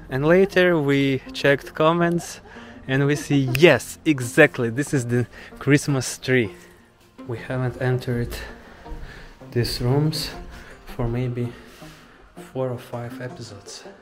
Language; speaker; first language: English; non-native, fluent; Ukrainian